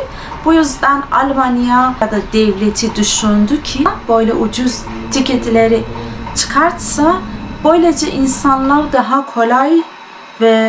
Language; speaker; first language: Turkish; non-native, fluent; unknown